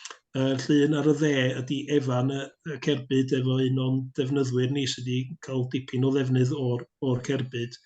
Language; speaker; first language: Welsh; native; Welsh